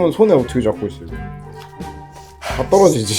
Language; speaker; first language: Korean; native; Korean